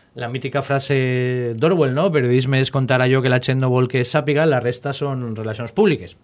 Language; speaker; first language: Catalan; native; Catalan